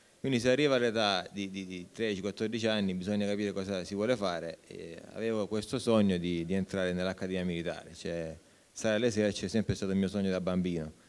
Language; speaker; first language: Italian; native; Italian